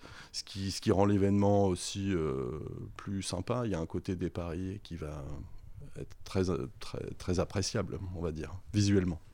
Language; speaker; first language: French; native; French